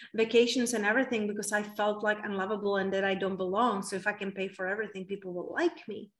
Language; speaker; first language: English; non-native, fluent; Czech